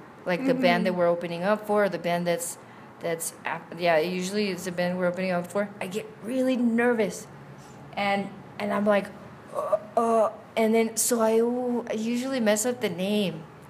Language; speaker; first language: English; early bilingual, other home language; Spanish